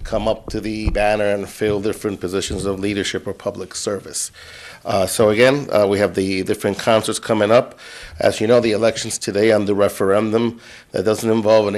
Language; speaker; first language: English; native; English